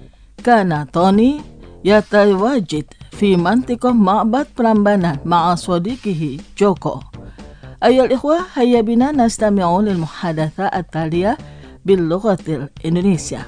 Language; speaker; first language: Arabic; non-native, fluent; Indonesian